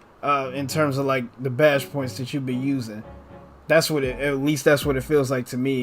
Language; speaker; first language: English; native; English